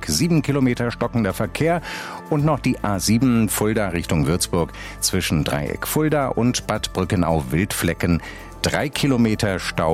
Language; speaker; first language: German; native; German